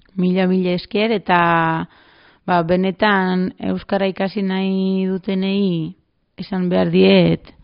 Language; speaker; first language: Basque; non-native, fluent; Greek